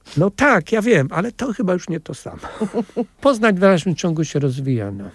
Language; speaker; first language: Polish; native; Polish